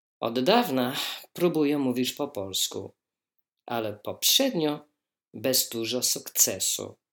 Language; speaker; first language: Polish; non-native, learner; English